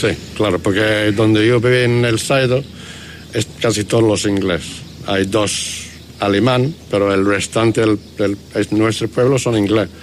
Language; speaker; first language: Spanish; non-native, learner; English